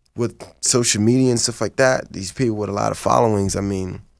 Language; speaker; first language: English; non-native, fluent; Haitian Creole